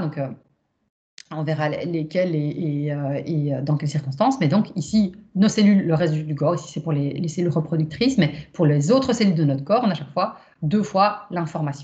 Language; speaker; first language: French; native; French